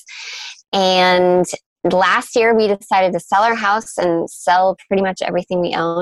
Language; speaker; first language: English; native; English